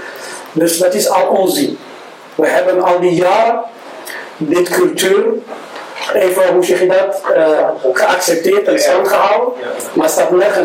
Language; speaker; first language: Dutch; non-native, fluent; Somali